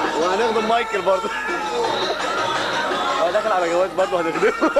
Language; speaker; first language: Arabic; native; Arabic